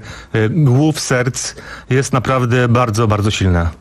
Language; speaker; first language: Polish; native; Polish